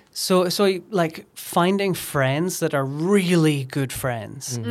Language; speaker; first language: English; native; English